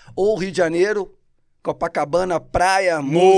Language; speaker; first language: Portuguese; non-native, local second language; Spanish